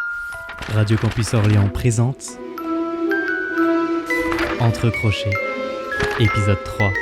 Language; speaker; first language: French; native; French